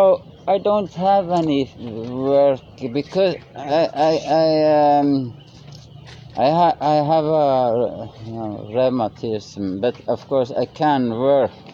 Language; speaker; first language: English; non-native, learner; Norwegian